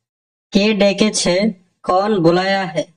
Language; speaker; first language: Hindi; non-native, fluent; Bangla